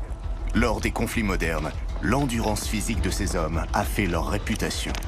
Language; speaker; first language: French; native; French